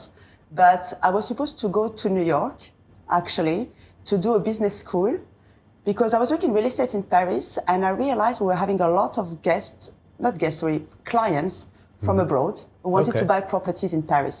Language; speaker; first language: English; non-native, fluent; French